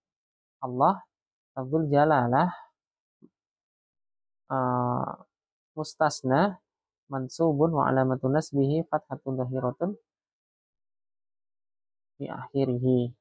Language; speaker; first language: Arabic; non-native, fluent; Indonesian